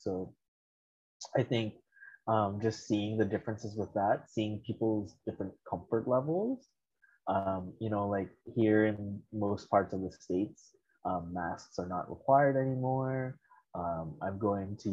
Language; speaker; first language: English; early bilingual, other home language; Filipino